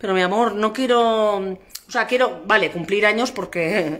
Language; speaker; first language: Spanish; native; Spanish